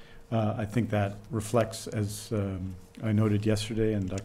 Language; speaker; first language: English; native; English